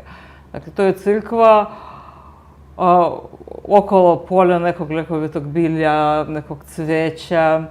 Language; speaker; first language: Bosnian; native; Bosnian